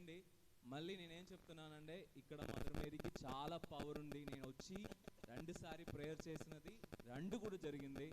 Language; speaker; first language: Telugu; non-native, fluent; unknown